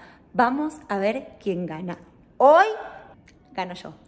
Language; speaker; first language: Spanish; native; Spanish